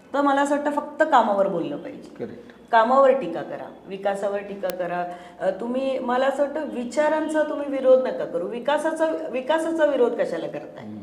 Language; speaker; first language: Marathi; non-native, fluent; Hindi